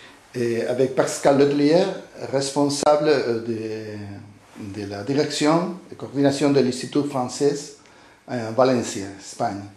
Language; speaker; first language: French; non-native, fluent; Spanish